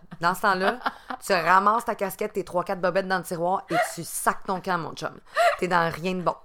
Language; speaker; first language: French; native; French